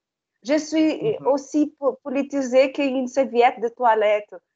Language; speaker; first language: French; non-native, learner; Portuguese